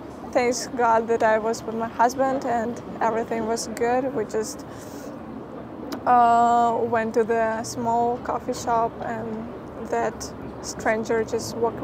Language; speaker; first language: English; non-native, fluent; Ukrainian